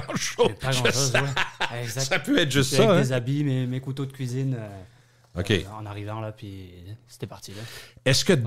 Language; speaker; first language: French; native; French